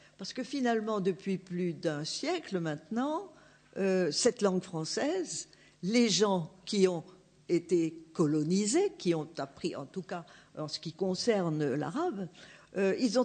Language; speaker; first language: French; native; French